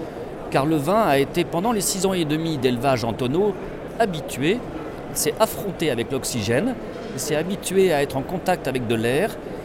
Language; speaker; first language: French; native; French